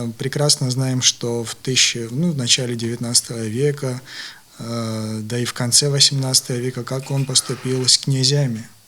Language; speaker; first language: Russian; non-native, local second language; Abkhazian